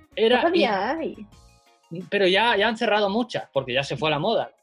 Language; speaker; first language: Spanish; native; Spanish